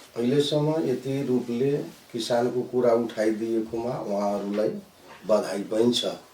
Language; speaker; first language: Nepali; non-native, local second language; Maithili